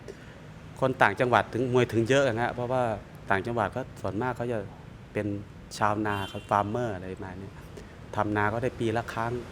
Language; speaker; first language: Thai; native; Thai